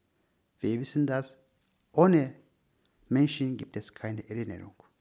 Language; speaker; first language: German; non-native, learner; Turkish